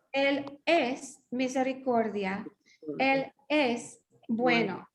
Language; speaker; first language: Spanish; non-native, fluent; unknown